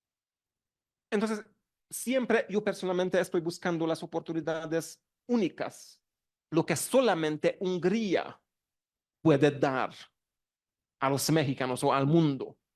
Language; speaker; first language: Spanish; non-native, learner; Hungarian